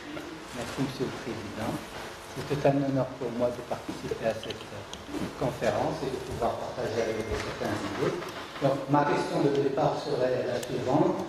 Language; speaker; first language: French; non-native, local second language; Arabic